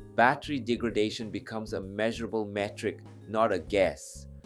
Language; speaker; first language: English; non-native, fluent; Japanese